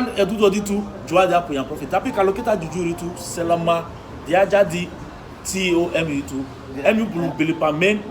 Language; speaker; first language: Indonesian; non-native, fluent; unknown